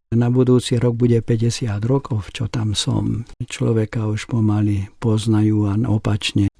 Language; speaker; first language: Slovak; non-native, local second language; Hungarian